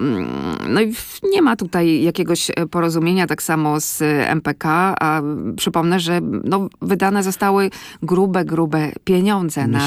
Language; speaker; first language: Polish; native; Polish